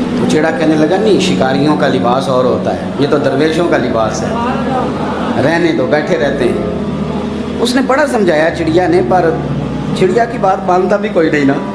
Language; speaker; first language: Urdu; non-native, local second language; Punjabi